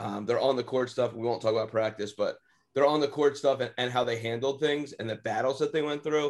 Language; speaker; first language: English; native; English